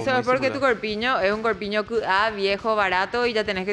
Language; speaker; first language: Spanish; native; Spanish